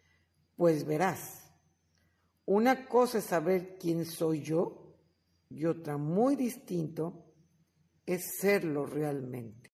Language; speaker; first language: Spanish; native; Spanish